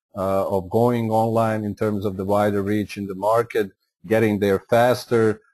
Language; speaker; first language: English; non-native, fluent; Croatian